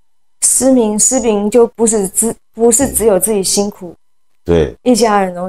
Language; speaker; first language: Chinese; native; Chinese